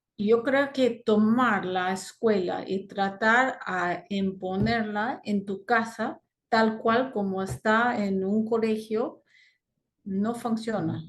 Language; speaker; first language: Spanish; non-native, fluent; English